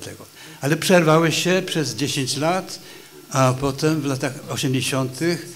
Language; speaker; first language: Polish; non-native, fluent; Swedish